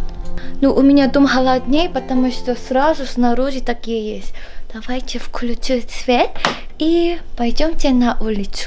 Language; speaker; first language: Russian; non-native, learner; Korean